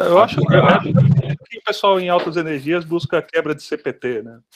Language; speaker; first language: Portuguese; native; Portuguese